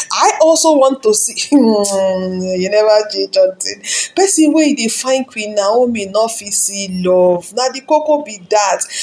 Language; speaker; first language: Nigerian Pidgin; non-native, local second language; Yoruba